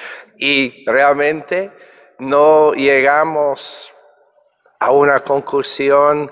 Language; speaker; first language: Spanish; non-native, fluent; English